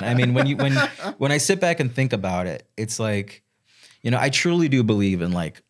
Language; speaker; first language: English; native; English